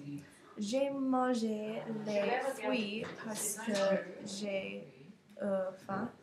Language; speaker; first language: French; non-native, learner; English